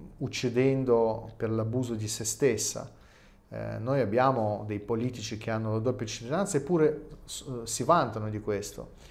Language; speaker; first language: Italian; non-native, fluent; Russian